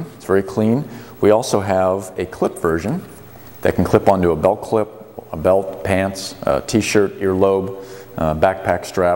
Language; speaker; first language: English; native; English